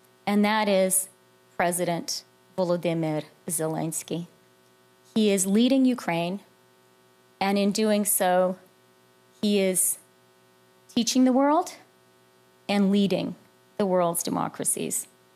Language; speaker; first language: English; native; English